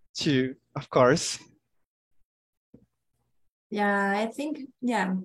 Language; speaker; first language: English; non-native, learner; Portuguese